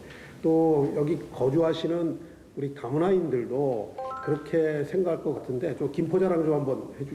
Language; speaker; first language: Korean; native; Korean